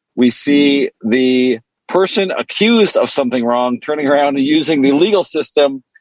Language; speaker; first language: English; non-native, fluent; French